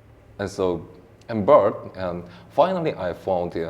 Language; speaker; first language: English; non-native, learner; Korean